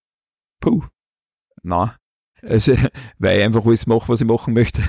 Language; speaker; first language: German; native; German